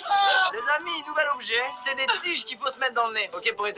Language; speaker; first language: French; native; French